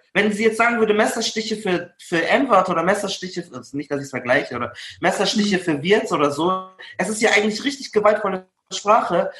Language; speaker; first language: German; early bilingual, other home language; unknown